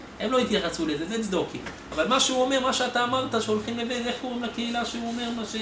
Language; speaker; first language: Hebrew; native; Hebrew